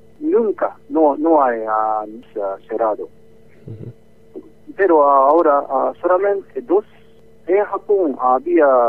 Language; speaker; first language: Spanish; non-native, learner; Japanese